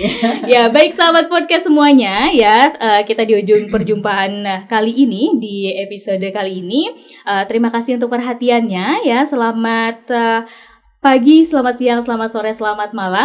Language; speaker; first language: Indonesian; native; Indonesian